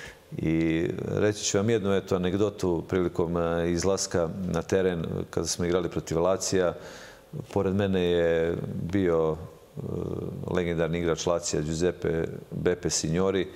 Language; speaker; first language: Serbian; native; Serbian